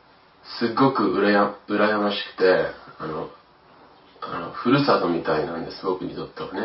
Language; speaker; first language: Japanese; early bilingual, other home language; English